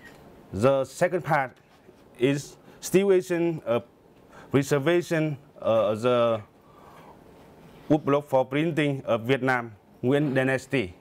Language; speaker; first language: English; non-native, learner; Vietnamese